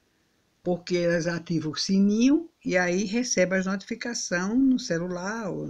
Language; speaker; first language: Portuguese; native; Portuguese